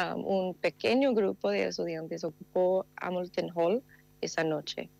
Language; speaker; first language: Spanish; non-native, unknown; English